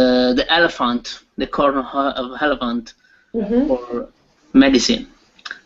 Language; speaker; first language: English; non-native, learner; Italian